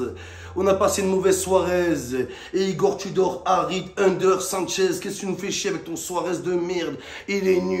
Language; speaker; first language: French; native; French